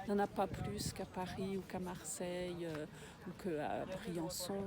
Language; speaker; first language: French; native; French